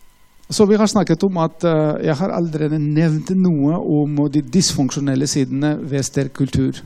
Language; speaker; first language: Norwegian; non-native, fluent; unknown